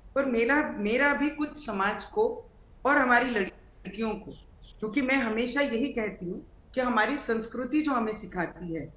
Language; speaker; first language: Hindi; non-native, local second language; Marathi